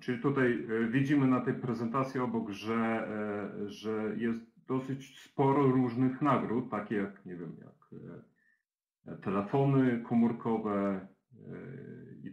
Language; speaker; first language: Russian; non-native, learner; Polish